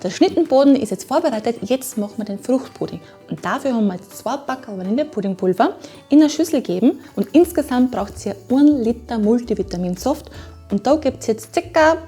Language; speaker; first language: German; native; German